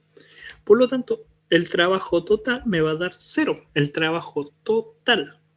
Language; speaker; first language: Spanish; native; Spanish